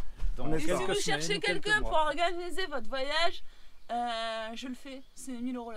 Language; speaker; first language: French; native; French